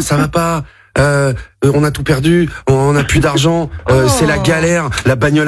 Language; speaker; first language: French; native; French